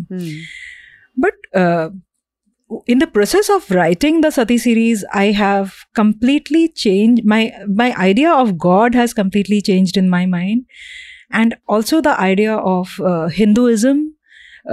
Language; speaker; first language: English; non-native, local second language; Bangla